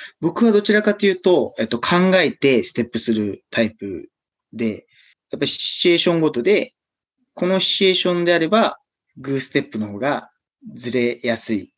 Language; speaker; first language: Japanese; native; Japanese